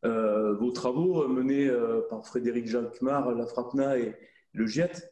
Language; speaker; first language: French; native; French